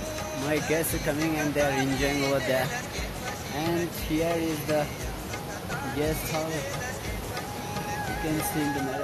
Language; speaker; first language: English; non-native, local second language; Ladakhi